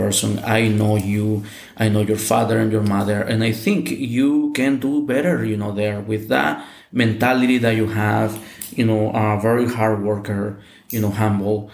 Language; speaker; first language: English; non-native, fluent; Spanish